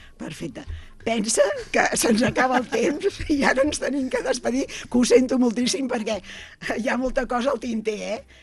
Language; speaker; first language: Catalan; non-native, local second language; Spanish